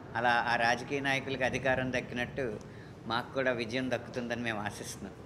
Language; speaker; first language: Telugu; native; Telugu